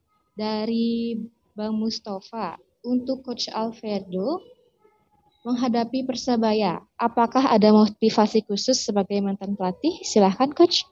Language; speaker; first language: Indonesian; native; Indonesian